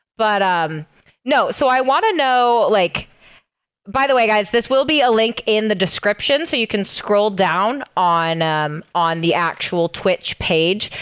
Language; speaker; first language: English; native; English